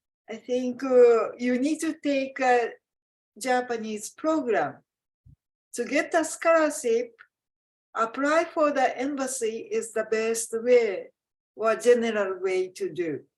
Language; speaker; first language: English; non-native, fluent; Japanese